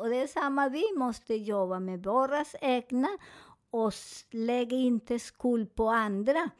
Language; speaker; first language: Swedish; non-native, fluent; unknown